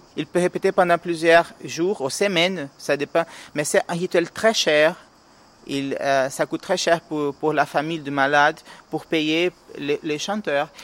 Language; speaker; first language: French; non-native, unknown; Portuguese